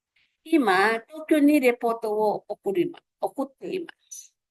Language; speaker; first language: Japanese; non-native, fluent; Filipino